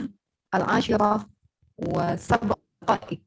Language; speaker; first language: Arabic; non-native, learner; Indonesian